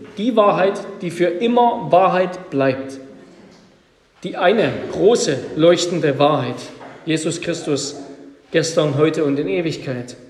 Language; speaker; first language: German; native; German